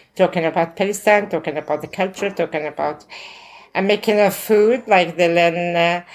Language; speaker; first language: English; non-native, learner; Arabic